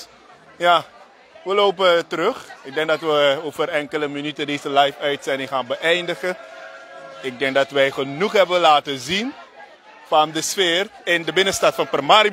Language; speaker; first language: Dutch; native; Dutch